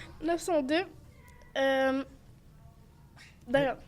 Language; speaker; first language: French; non-native, learner; Arabic